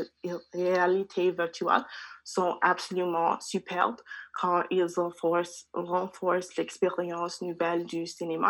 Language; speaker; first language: French; non-native, learner; English